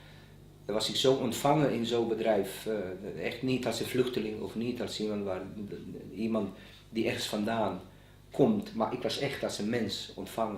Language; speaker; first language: Dutch; non-native, fluent; Bosnian